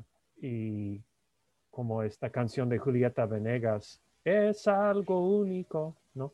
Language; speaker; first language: Spanish; non-native, fluent; English